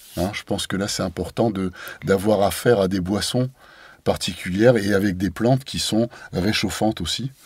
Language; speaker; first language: French; native; French